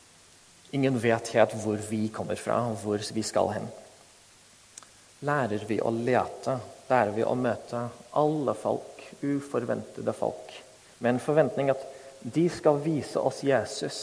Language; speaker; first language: Norwegian; non-native, fluent; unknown